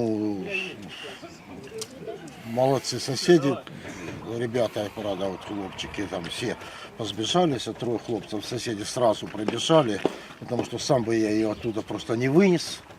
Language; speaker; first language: Russian; native; Russian